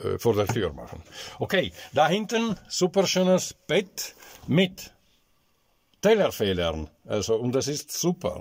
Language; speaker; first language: German; non-native, local second language; Italian